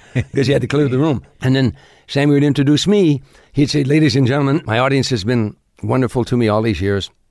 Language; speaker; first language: English; native; English